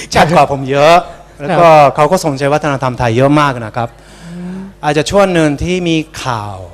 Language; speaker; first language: Thai; non-native, fluent; Japanese